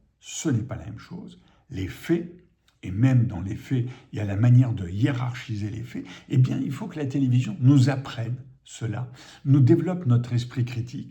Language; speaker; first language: French; native; French